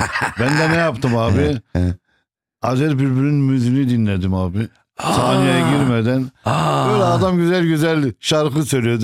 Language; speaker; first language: Turkish; non-native, fluent; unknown